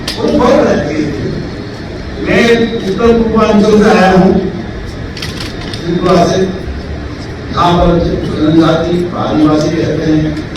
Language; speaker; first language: Hindi; non-native, local second language; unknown